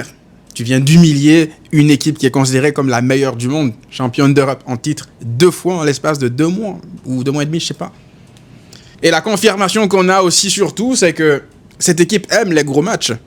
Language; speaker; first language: French; native; French